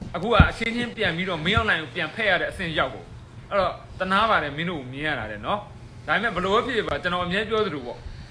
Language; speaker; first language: Burmese; native; Burmese